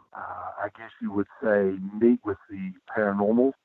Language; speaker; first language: English; native; English